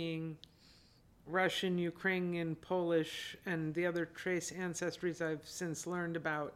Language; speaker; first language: English; native; English